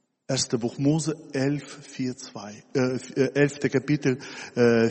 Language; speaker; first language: German; non-native, fluent; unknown